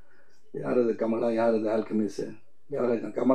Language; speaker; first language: Tamil; native; Tamil